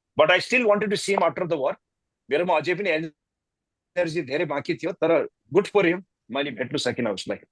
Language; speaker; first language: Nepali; native; Nepali